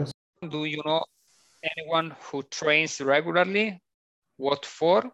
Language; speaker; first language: English; non-native, learner; Italian